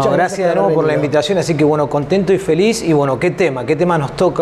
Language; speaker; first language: Spanish; native; Spanish